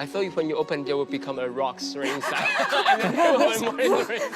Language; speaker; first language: English; non-native, fluent; Chinese